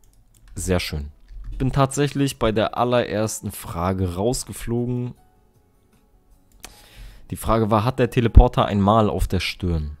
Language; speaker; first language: German; native; German